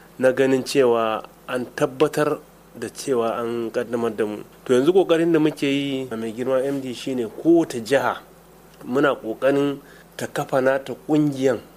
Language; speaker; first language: Hausa; non-native, local second language; Fula